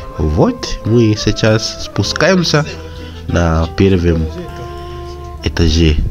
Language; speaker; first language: Russian; non-native, fluent; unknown